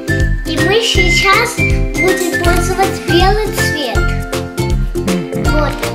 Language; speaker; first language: Russian; early bilingual, heritage; Russian